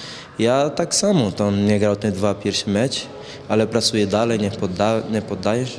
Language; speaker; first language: Polish; non-native, fluent; Portuguese